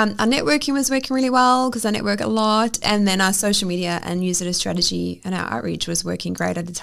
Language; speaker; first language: English; native; English